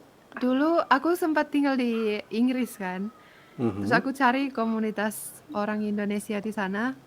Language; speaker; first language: Indonesian; non-native, fluent; Finnish